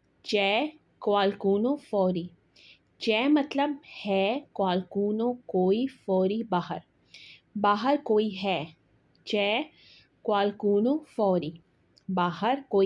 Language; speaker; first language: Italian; non-native, fluent; Urdu